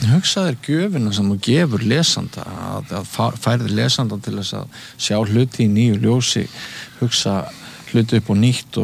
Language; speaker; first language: Icelandic; native; Icelandic